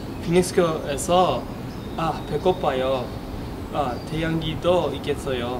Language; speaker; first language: Korean; non-native, learner; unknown